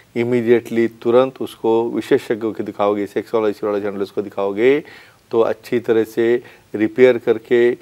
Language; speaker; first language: Hindi; non-native, local second language; Marathi